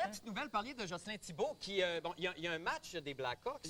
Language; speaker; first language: French; native; French